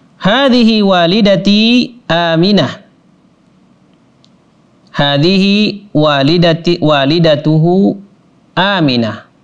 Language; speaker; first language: Arabic; non-native, fluent; Indonesian